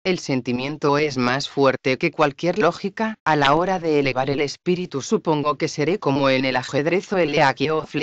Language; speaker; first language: Spanish; native; Spanish